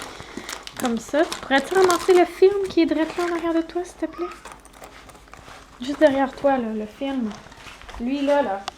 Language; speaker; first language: French; native; French